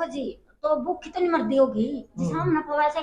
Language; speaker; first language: Hindi; non-native, local second language; Haryanvi